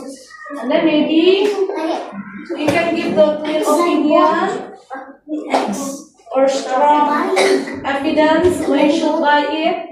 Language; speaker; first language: English; non-native, fluent; Indonesian